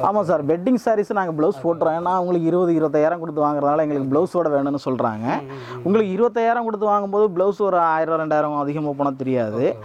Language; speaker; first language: Tamil; non-native, local second language; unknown